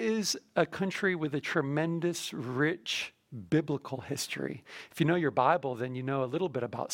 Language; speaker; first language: English; native; English